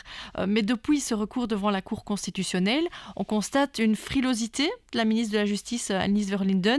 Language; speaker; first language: French; native; French